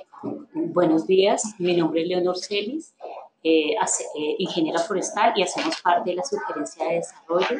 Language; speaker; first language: Spanish; native; Spanish